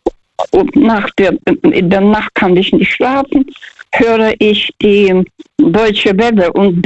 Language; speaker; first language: German; early bilingual, other home language; Russian